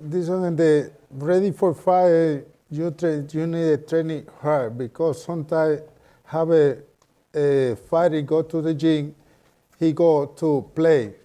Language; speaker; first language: English; non-native, learner; Spanish